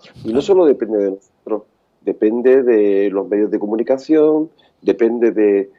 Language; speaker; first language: Spanish; native; Spanish